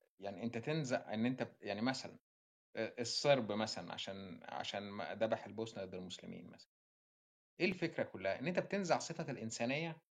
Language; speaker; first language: Arabic; native; Arabic